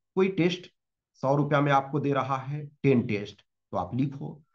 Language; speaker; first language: Hindi; native; Hindi